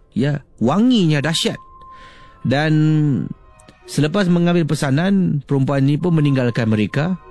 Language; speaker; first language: Malay; native; Malay